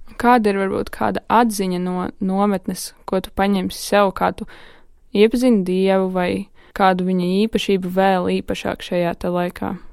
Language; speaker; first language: Latvian; native; Latvian